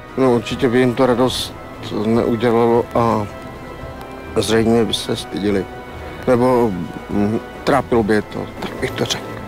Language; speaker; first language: Czech; native; Czech